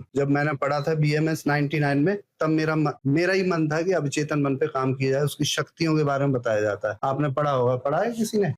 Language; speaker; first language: Hindi; native; Hindi